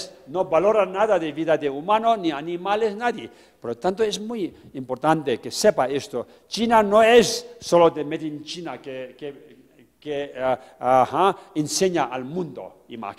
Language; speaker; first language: Spanish; non-native, fluent; Tibetan